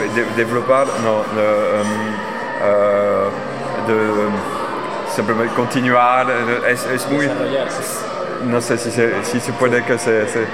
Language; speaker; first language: Spanish; non-native, learner; French